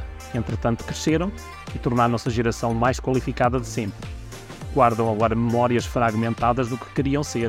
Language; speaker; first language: Portuguese; native; Portuguese